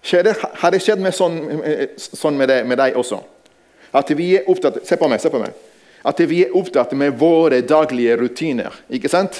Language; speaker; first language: Norwegian; non-native, fluent; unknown